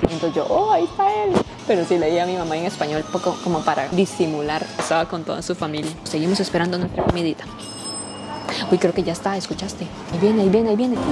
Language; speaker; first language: Spanish; native; Spanish